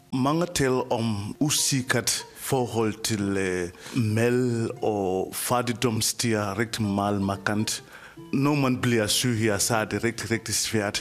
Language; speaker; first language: Danish; non-native, fluent; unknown